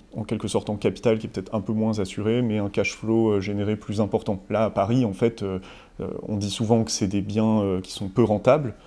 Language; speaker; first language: French; native; French